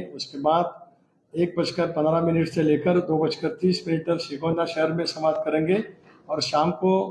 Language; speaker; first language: Hindi; non-native, local second language; Marathi